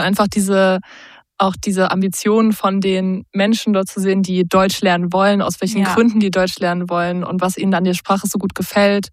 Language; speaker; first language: German; native; German